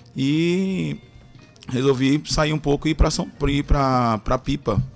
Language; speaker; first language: Portuguese; native; Portuguese